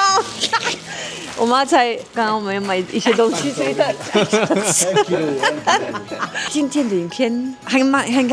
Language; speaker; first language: Chinese; non-native, fluent; French